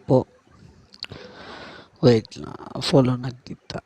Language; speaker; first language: Filipino; non-native, learner; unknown